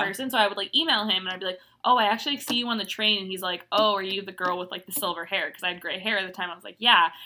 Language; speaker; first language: English; non-native, fluent; Hungarian